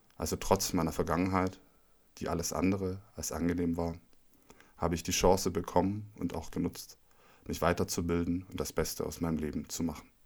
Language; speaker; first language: German; native; German